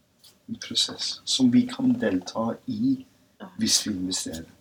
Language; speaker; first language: Norwegian; non-native, fluent; English